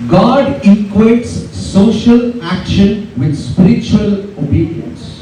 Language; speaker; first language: English; non-native, local second language; Telugu